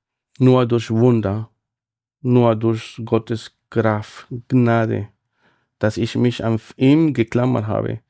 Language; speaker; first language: German; non-native, fluent; Spanish